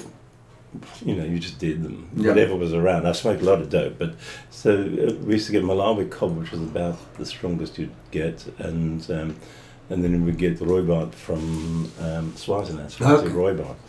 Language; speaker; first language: English; native; English